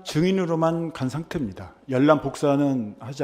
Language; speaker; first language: Korean; native; Korean